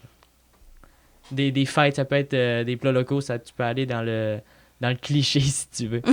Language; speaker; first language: French; native; French